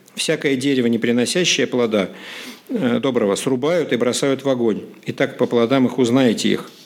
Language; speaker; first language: Russian; native; Russian